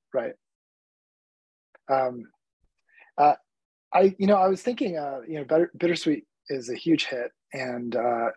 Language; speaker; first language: English; early bilingual, other home language; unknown